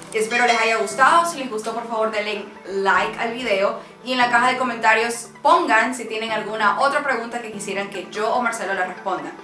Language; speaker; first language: Spanish; native; Spanish